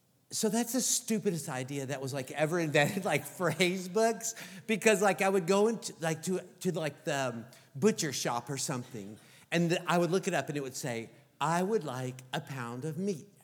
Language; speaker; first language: English; native; English